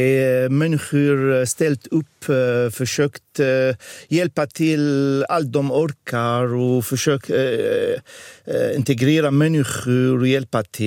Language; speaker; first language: Swedish; non-native, fluent; Arabic